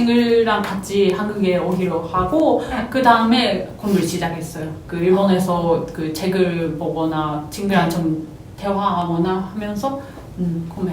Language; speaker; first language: Korean; non-native, fluent; Japanese